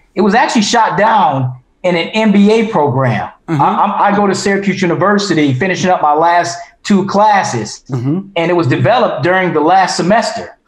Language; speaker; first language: English; native; English